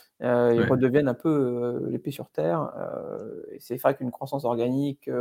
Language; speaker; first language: French; native; French